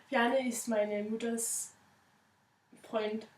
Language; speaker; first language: German; non-native, learner; Danish